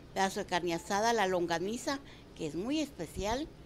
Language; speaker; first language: Spanish; native; Spanish